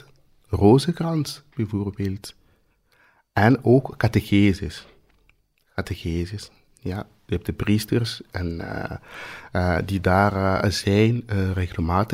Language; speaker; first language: Dutch; non-native, fluent; Swahili